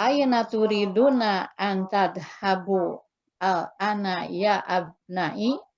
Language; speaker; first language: Arabic; non-native, learner; Indonesian